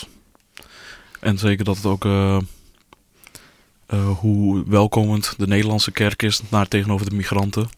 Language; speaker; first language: Dutch; early bilingual, other home language; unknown